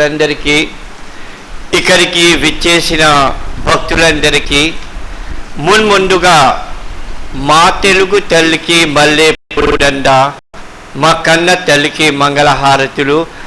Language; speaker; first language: Telugu; early bilingual, heritage; Telugu